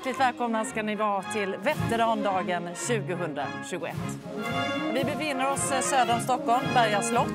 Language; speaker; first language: Swedish; native; Swedish